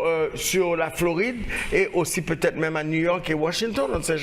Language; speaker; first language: French; non-native, local second language; Haitian Creole